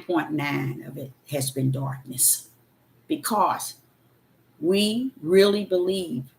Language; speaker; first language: English; native; English